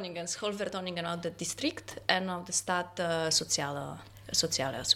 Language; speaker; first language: Dutch; non-native, fluent; Polish